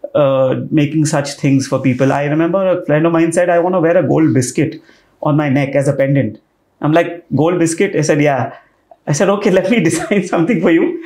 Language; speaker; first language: English; non-native, local second language; Hindi